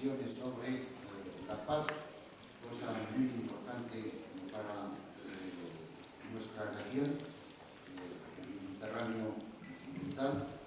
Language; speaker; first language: Spanish; non-native, fluent; Arabic